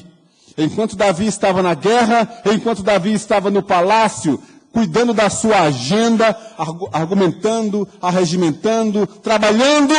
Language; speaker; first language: Portuguese; native; Portuguese